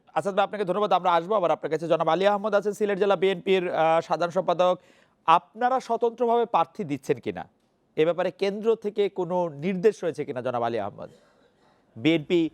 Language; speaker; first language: Bangla; native; Bangla